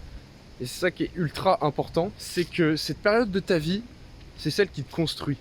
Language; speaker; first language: French; native; French